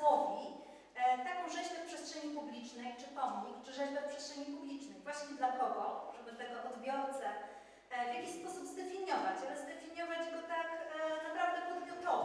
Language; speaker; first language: Polish; native; Polish